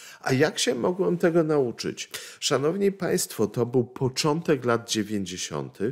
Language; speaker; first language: Polish; native; Polish